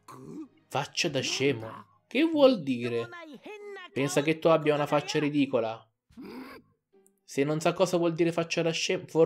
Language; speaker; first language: Italian; native; Italian